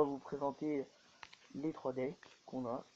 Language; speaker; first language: French; native; French